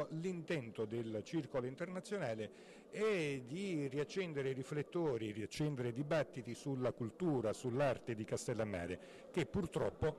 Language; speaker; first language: Italian; native; Italian